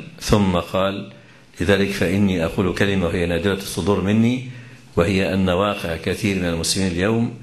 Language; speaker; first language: Arabic; native; Arabic